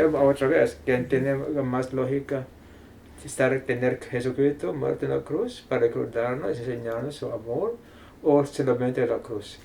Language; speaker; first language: Spanish; non-native, fluent; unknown